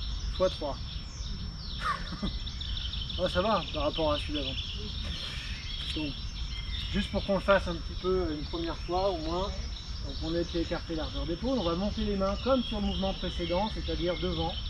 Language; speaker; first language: French; native; French